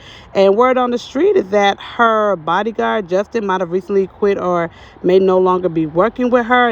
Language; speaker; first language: English; native; English